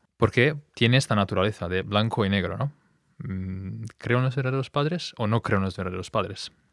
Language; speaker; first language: Spanish; non-native, fluent; Italian